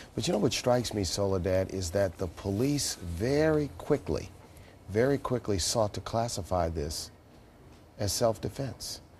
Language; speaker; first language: English; native; English